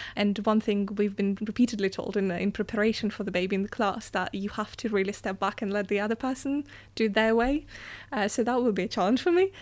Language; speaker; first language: English; non-native, fluent; Russian